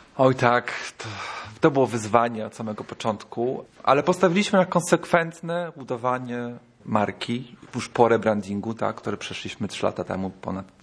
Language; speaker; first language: Polish; native; Polish